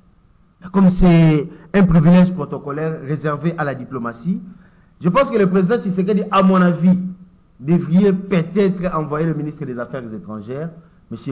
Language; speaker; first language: French; non-native, local second language; Lingala